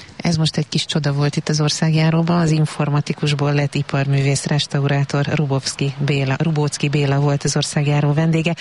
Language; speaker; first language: Hungarian; native; Hungarian